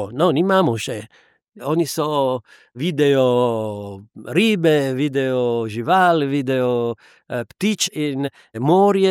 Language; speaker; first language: Slovenian; non-native, learner; Italian